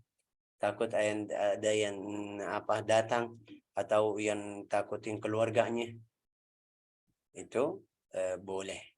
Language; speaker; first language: Indonesian; non-native, fluent; Arabic